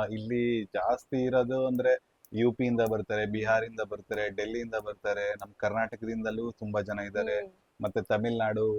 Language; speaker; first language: Kannada; early bilingual, heritage; Kannada